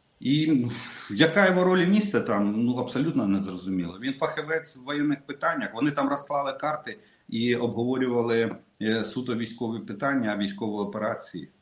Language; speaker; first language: Ukrainian; non-native, local second language; Russian